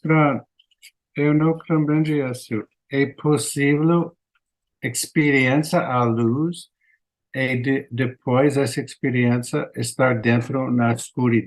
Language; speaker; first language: Portuguese; non-native, learner; English